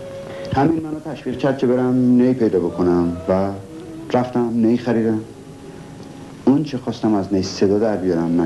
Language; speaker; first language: Persian; native; Persian